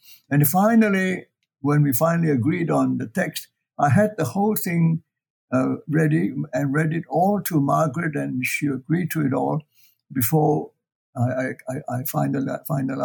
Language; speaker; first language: English; non-native, local second language; Chinese